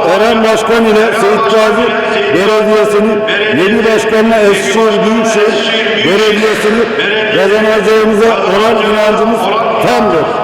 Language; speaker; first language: Turkish; native; Turkish